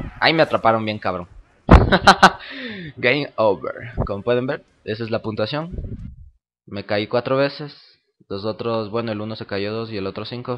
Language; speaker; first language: Spanish; native; Spanish